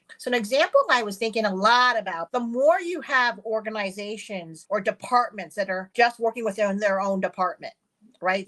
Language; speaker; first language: English; early bilingual, other home language; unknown